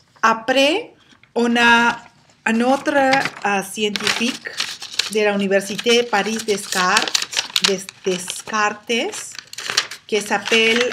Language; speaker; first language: French; non-native, learner; Spanish